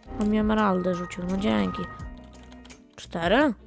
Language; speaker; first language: Polish; native; Polish